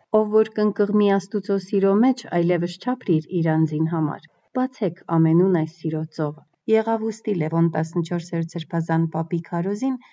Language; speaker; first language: Armenian; early bilingual, heritage; Armenian